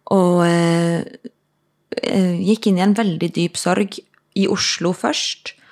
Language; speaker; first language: Norwegian; native; Norwegian